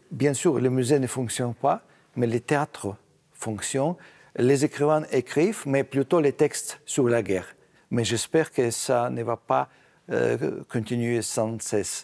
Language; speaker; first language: French; non-native, fluent; Russian